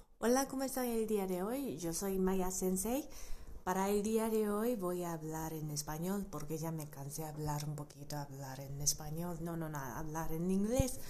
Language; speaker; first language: Spanish; non-native, fluent; Japanese